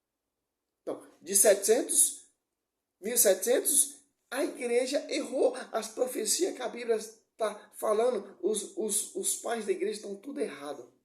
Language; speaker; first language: Portuguese; native; Portuguese